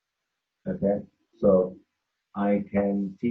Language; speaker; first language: English; non-native, fluent; Spanish